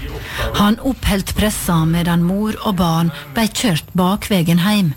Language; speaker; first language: Norwegian; native; Norwegian